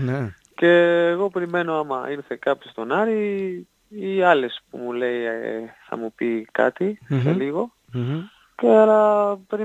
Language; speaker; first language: Greek; non-native, fluent; Spanish